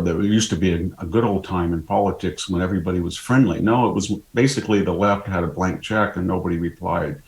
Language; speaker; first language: English; native; English